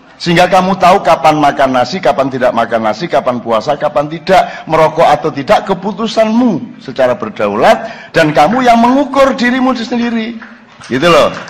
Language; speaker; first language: Indonesian; non-native, local second language; Javanese